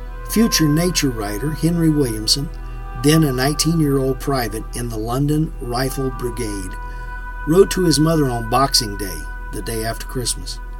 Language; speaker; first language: English; native; English